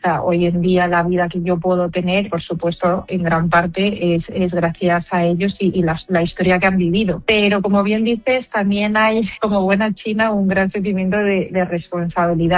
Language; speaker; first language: Spanish; native; Spanish